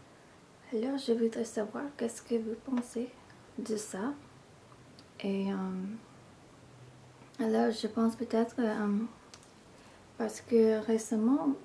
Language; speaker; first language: French; non-native, learner; English